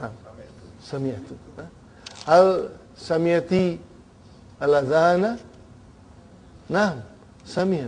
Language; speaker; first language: Arabic; non-native, fluent; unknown